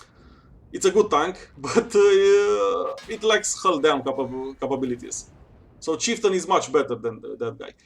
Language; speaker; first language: English; non-native, fluent; Romanian